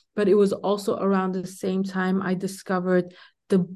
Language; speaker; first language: English; early bilingual, heritage; Danish